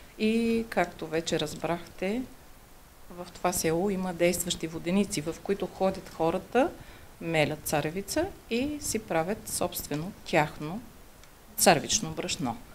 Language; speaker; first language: Bulgarian; native; Bulgarian